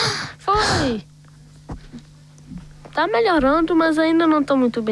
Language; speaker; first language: Portuguese; early bilingual, heritage; Portuguese